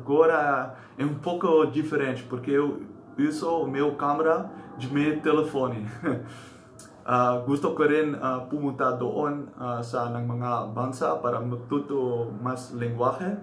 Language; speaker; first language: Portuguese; non-native, learner; Dutch